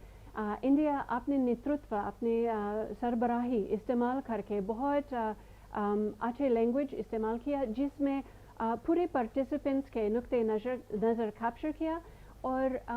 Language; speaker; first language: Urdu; non-native, fluent; English